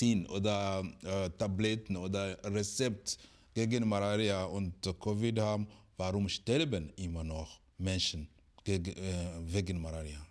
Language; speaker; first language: German; non-native, fluent; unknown